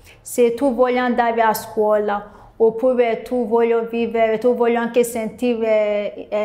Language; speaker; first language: Italian; non-native, learner; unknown